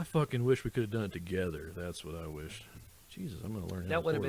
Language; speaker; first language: English; native; English